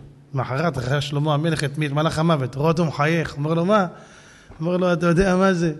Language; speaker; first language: Hebrew; native; Hebrew